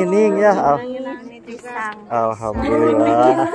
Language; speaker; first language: Indonesian; non-native, local second language; Sundanese